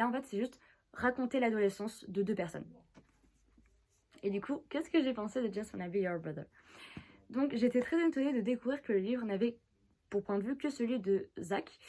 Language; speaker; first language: French; native; French